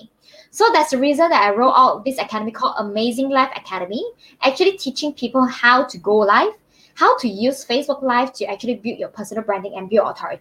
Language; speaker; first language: English; non-native, local second language; Chinese